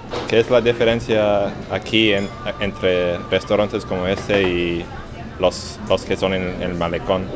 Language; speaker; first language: Spanish; non-native, learner; English